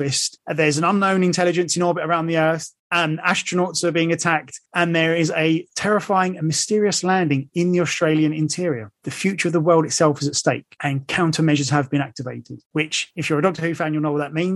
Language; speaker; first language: English; native; English